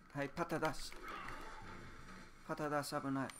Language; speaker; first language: Japanese; non-native, learner; English